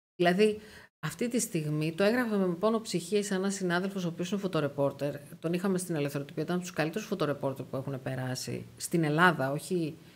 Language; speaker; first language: Greek; native; Greek